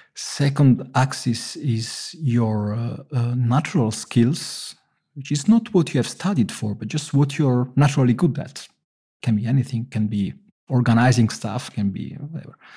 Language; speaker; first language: English; non-native, fluent; Italian